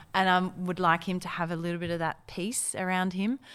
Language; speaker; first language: English; early bilingual, other home language; Dutch